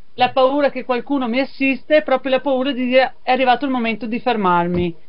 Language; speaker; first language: Italian; native; Italian